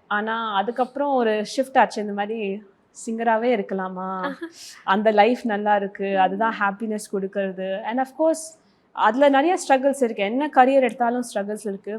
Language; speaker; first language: Tamil; early bilingual, heritage; Tamil